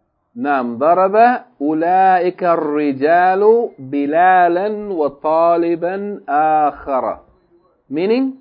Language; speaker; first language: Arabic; non-native, fluent; English